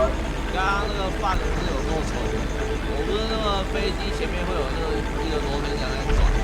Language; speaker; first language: Chinese; native; Chinese